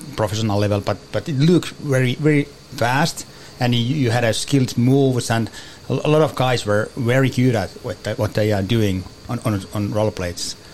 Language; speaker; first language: English; non-native, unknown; Finnish